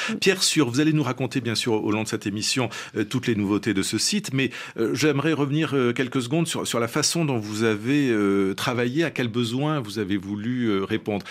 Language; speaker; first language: French; native; French